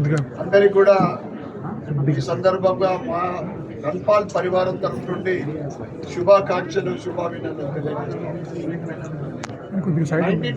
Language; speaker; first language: Telugu; native; Telugu